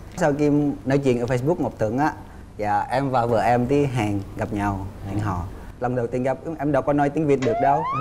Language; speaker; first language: Vietnamese; non-native, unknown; Indonesian